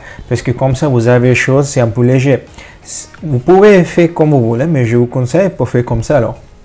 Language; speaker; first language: French; non-native, fluent; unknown